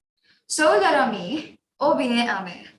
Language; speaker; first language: French; non-native, learner; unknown